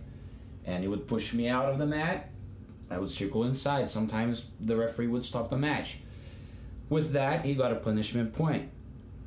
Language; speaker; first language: English; non-native, fluent; Portuguese